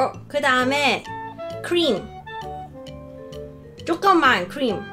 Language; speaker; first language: Korean; non-native, learner; Cantonese